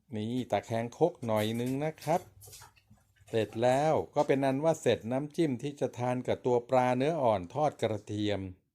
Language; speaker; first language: Thai; native; Thai